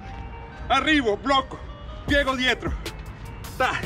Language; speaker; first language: Italian; non-native, learner; Spanish